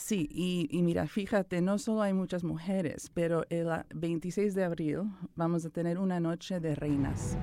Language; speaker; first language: Spanish; early bilingual, heritage; Spanish